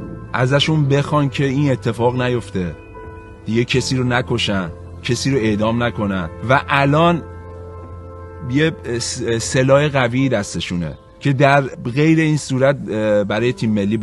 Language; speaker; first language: Persian; native; Persian